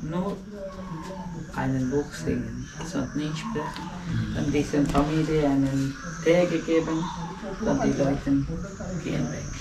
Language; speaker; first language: German; non-native, learner; Tamil